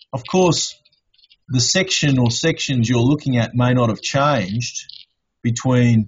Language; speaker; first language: English; native; English